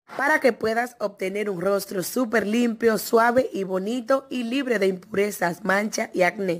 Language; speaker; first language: Spanish; native; Spanish